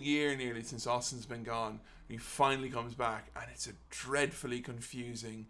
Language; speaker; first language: English; native; English